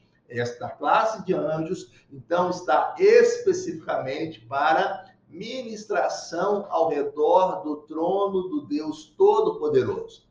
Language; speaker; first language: Portuguese; native; Portuguese